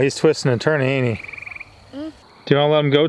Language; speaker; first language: English; native; English